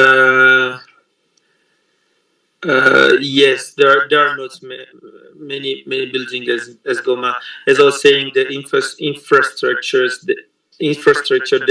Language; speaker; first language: English; non-native, learner; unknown